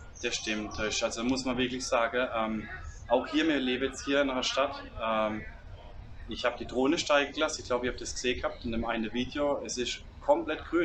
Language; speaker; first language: German; native; German